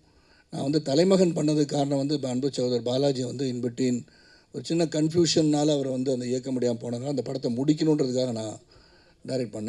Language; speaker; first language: Tamil; native; Tamil